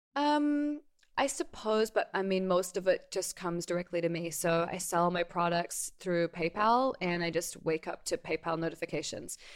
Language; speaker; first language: English; native; English